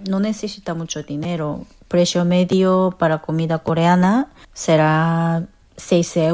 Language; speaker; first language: Spanish; non-native, fluent; Korean